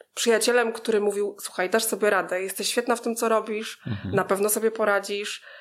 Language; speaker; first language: Polish; native; Polish